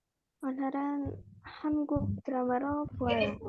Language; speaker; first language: Korean; non-native, learner; Indonesian